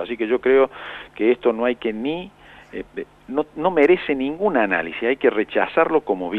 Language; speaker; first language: Spanish; native; Spanish